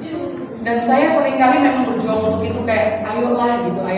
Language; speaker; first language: Indonesian; native; Indonesian